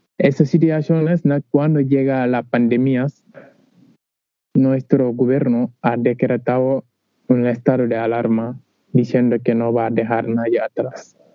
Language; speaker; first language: Spanish; non-native, learner; Wolof